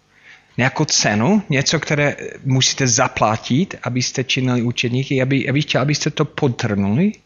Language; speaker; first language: Czech; non-native, fluent; English